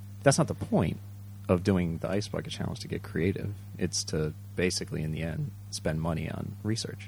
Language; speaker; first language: English; early bilingual, other home language; Japanese